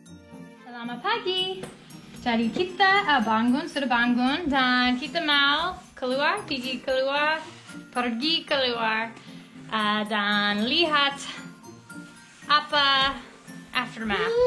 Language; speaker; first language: Indonesian; non-native, learner; English